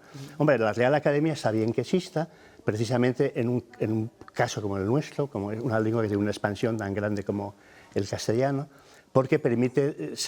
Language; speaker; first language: Spanish; native; Spanish